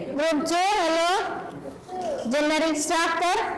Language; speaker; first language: English; non-native, learner; Indonesian